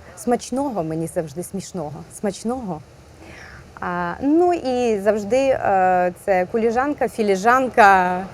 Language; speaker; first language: Ukrainian; non-native, local second language; Russian